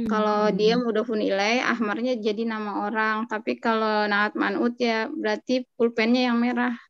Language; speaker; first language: Indonesian; native; Indonesian